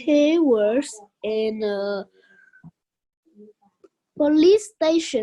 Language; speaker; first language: English; non-native, learner; Vietnamese